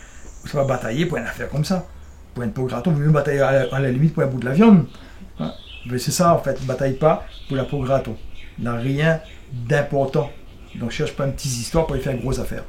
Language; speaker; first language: French; native; French